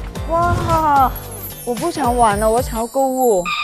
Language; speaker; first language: Chinese; non-native, local second language; Cantonese